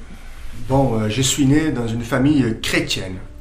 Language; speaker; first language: French; non-native, fluent; Portuguese